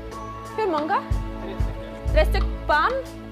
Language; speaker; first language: Swedish; non-native, learner; German